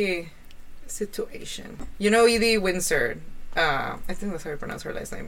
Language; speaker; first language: English; non-native, fluent; Spanish